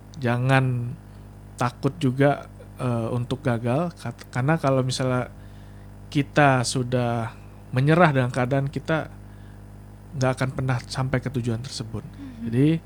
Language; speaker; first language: Indonesian; non-native, local second language; Minangkabau